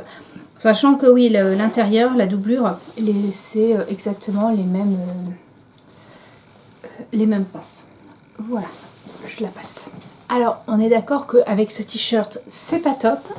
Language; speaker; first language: French; native; French